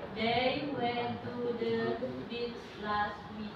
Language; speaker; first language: English; non-native, learner; Indonesian